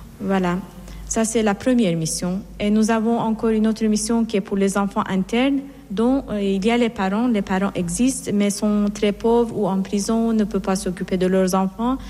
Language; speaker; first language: French; non-native, fluent; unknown